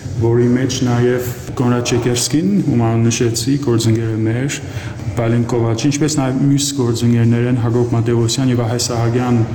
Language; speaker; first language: Armenian; early bilingual, heritage; Armenian